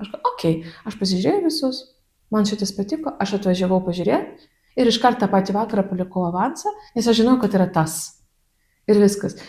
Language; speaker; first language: Lithuanian; non-native, fluent; Russian